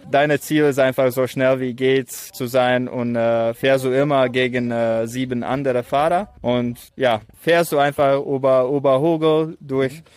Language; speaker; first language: German; non-native, fluent; Latvian